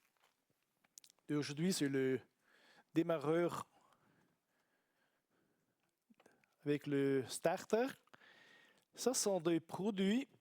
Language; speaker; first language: French; non-native, learner; Italian